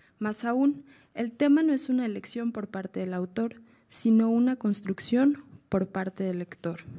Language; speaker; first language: Spanish; native; Spanish